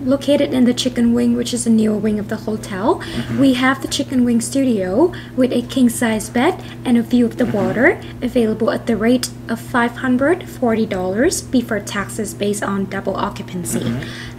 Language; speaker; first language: English; non-native, fluent; Vietnamese